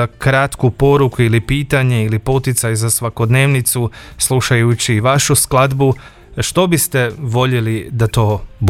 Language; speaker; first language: Croatian; native; Croatian